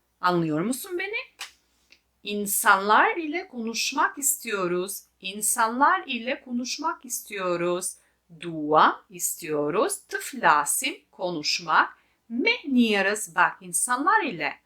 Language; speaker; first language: Turkish; non-native, fluent; Albanian